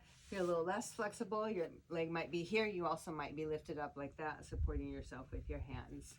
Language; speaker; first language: English; native; English